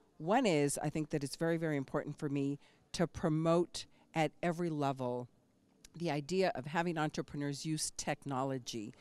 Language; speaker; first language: English; early bilingual, other home language; Spanish